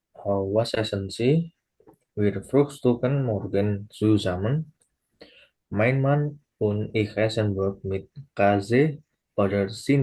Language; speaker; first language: German; non-native, learner; Indonesian